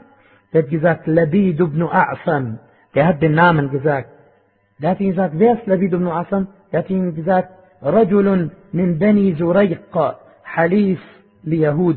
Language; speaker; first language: German; non-native, fluent; Arabic